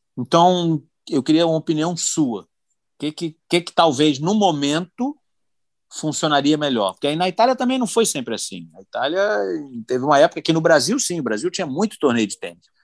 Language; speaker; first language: Portuguese; native; Portuguese